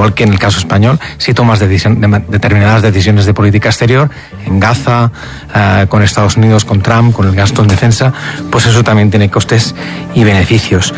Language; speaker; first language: Spanish; native; Spanish